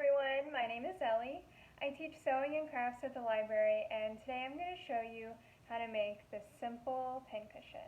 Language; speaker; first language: English; native; English